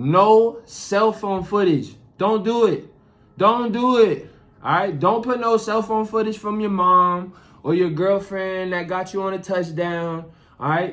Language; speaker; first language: English; native; English